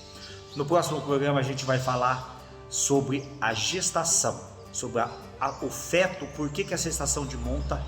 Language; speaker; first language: Portuguese; native; Portuguese